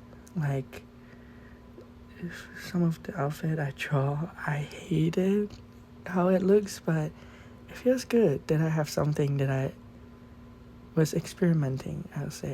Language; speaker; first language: English; non-native, fluent; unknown